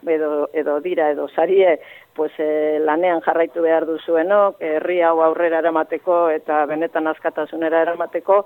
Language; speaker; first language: Basque; native; Basque